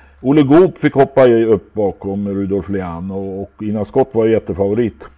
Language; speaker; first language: Swedish; native; Swedish